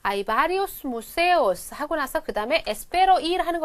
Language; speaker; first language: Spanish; non-native, fluent; Korean